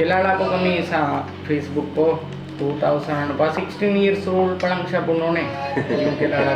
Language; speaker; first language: Filipino; non-native, learner; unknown